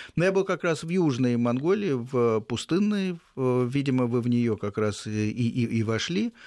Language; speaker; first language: Russian; native; Russian